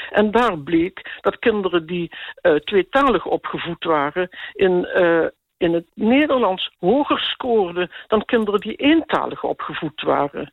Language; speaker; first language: Dutch; native; Dutch